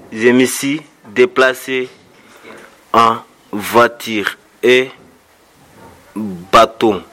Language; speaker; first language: French; non-native, learner; Soninke